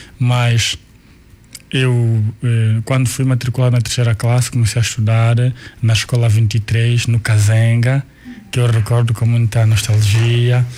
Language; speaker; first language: Portuguese; non-native, local second language; Kongo